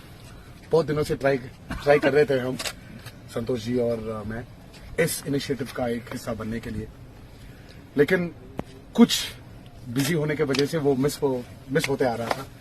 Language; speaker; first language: Hindi; non-native, local second language; Telugu